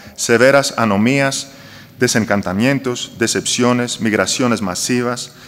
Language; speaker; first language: Spanish; non-native, fluent; Greek